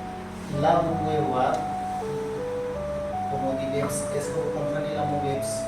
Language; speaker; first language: French; non-native, learner; Hindi